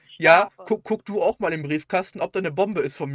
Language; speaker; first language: German; native; German